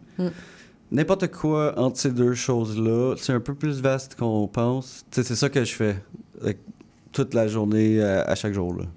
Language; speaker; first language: French; non-native, local second language; English